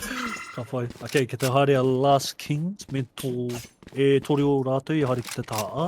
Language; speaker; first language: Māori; non-native, local second language; English